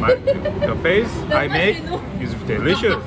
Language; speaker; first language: English; non-native, fluent; Korean